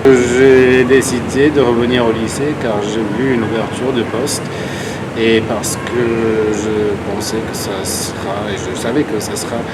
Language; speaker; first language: French; non-native, fluent; Vietnamese